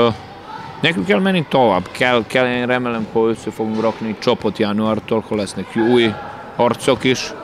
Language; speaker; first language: Hungarian; non-native, learner; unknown